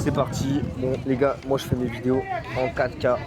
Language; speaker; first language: French; native; French